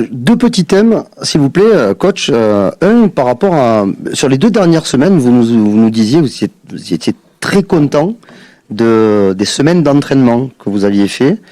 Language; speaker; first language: French; native; French